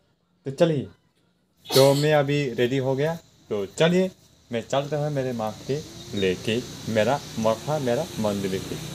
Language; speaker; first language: Hindi; non-native, local second language; Kok Borok